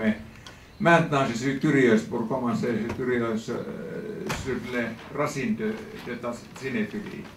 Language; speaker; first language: French; non-native, fluent; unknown